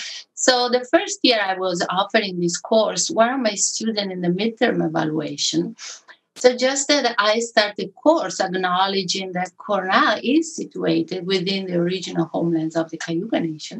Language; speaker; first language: English; non-native, fluent; Italian